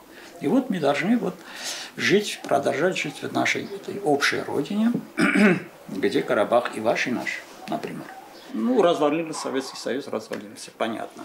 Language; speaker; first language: Russian; non-native, local second language; Armenian